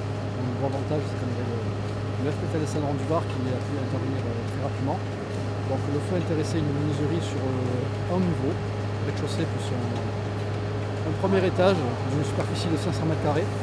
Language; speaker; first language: French; native; French